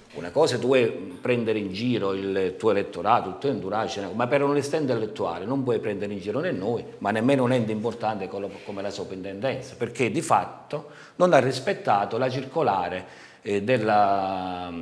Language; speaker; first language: Italian; native; Italian